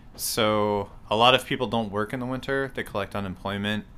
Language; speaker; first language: English; native; English